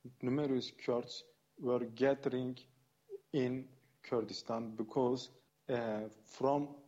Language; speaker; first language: English; non-native, fluent; Kurdish